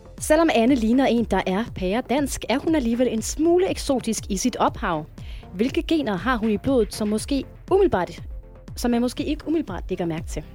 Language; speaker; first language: Danish; native; Danish